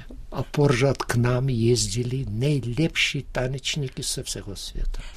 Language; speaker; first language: Czech; early bilingual, heritage; Russian